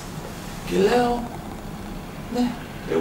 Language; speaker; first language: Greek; early bilingual, heritage; English